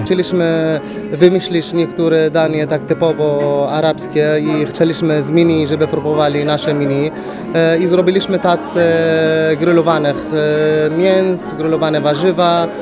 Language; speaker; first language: Polish; non-native, fluent; Arabic